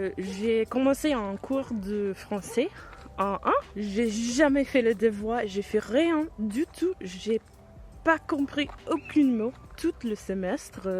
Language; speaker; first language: French; non-native, fluent; English